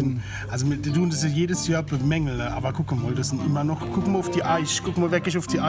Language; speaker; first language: German; native; German